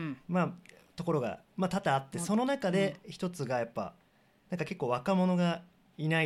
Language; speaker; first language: Japanese; native; Japanese